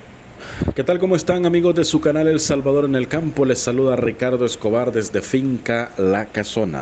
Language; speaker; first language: Spanish; native; Spanish